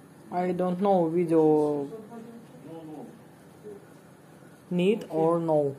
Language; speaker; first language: English; non-native, learner; Russian